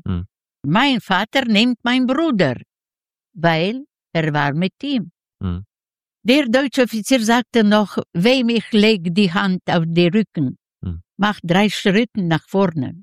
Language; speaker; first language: German; non-native, fluent; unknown